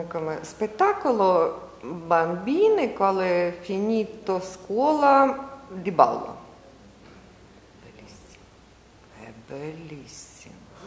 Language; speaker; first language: Italian; non-native, learner; Ukrainian